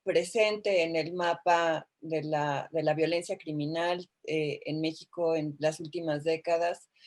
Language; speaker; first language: Spanish; native; Spanish